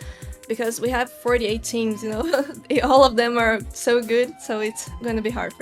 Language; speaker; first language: English; non-native, fluent; Portuguese